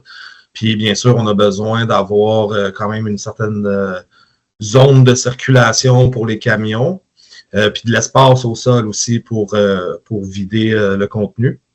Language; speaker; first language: French; native; French